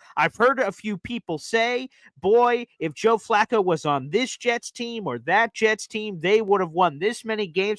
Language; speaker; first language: English; native; English